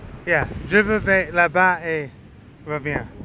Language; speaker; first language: French; non-native, learner; English